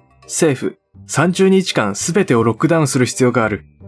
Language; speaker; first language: Japanese; native; Japanese